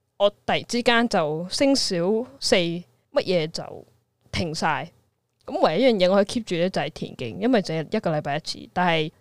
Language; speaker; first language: Cantonese; native; Cantonese